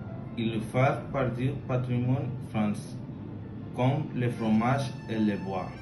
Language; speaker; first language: French; non-native, learner; Spanish